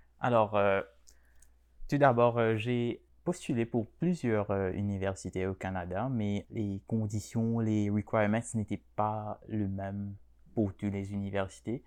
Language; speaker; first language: French; non-native, local second language; Morisyen